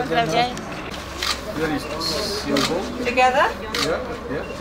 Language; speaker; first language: English; non-native, learner; Russian